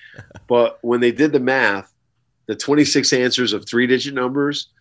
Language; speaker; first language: English; native; English